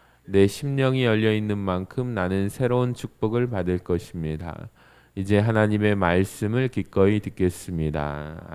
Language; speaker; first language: Korean; native; Korean